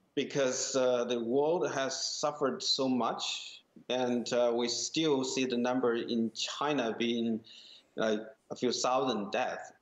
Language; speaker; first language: English; non-native, fluent; Chinese